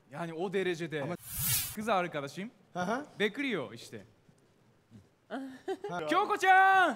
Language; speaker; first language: Turkish; non-native, learner; Japanese